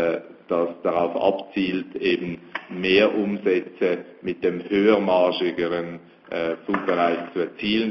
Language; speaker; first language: German; native; German